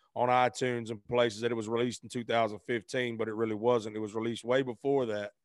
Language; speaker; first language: English; native; English